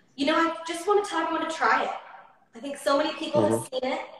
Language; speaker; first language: English; native; English